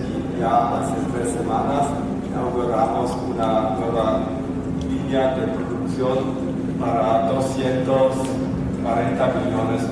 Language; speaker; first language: Spanish; non-native, fluent; German